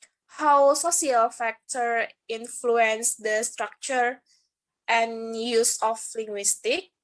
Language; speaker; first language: English; non-native, learner; Indonesian